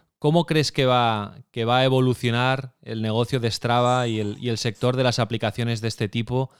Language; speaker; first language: Spanish; native; Spanish